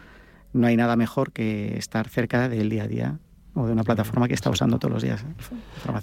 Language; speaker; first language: Spanish; native; Spanish